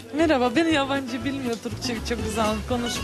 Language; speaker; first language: Turkish; non-native, learner; Georgian